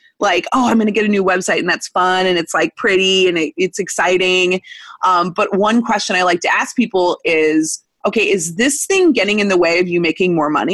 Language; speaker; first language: English; native; English